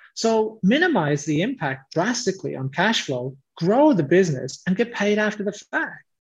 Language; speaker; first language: English; native; English